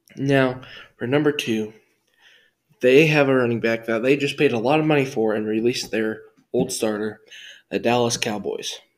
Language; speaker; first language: English; native; English